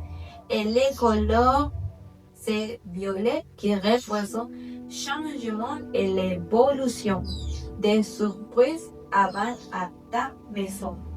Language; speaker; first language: French; non-native, learner; Spanish